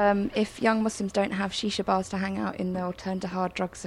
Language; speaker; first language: English; native; English